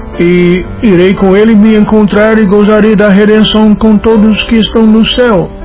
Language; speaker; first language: Portuguese; non-native, fluent; English